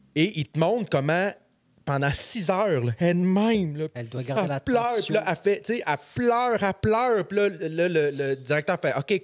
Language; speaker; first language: French; native; French